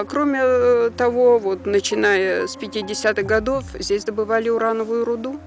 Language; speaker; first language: Russian; native; Russian